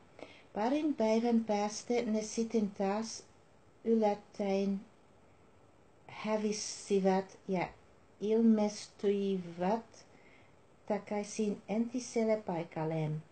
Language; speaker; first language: Finnish; non-native, learner; Dutch